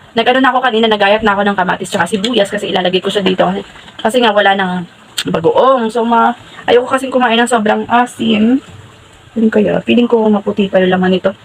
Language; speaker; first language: Filipino; non-native, local second language; Hiligaynon